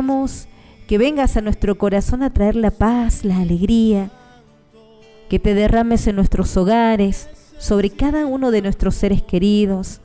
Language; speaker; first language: Spanish; native; Spanish